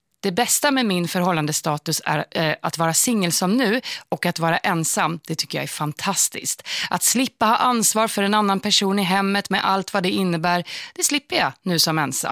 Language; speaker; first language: Swedish; native; Swedish